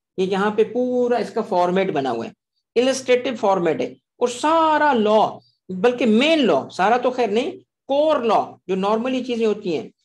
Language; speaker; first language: Urdu; non-native, local second language; Sindhi